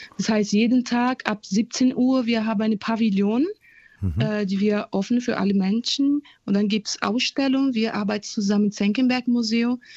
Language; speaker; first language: German; non-native, fluent; Portuguese